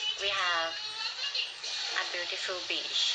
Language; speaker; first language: English; non-native, learner; Thai